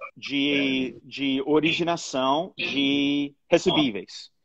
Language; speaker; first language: Portuguese; non-native, fluent; English